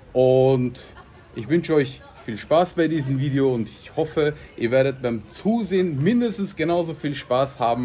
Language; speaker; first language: German; native; German